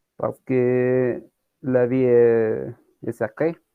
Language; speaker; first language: French; non-native, learner; Spanish